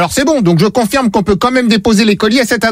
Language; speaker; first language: French; native; French